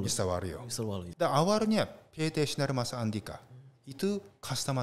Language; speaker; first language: Indonesian; non-native, learner; Japanese